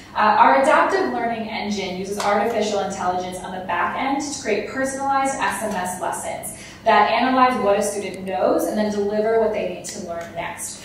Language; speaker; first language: English; native; English